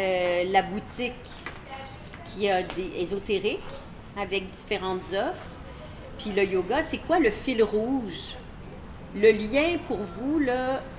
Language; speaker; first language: French; native; French